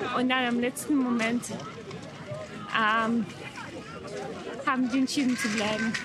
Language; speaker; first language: German; non-native, fluent; Ukrainian